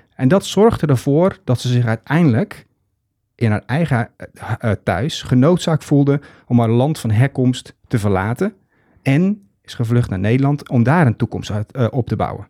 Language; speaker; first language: Dutch; native; Dutch